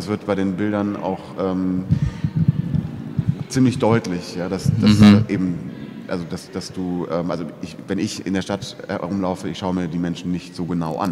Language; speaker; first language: German; native; German